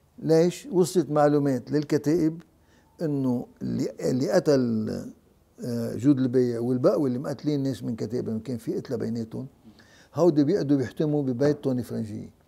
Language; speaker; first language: Arabic; native; Arabic